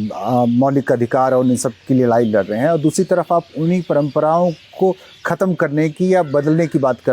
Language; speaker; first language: Hindi; native; Hindi